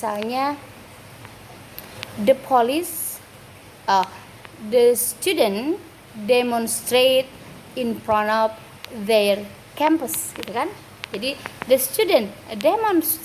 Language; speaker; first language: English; non-native, fluent; Indonesian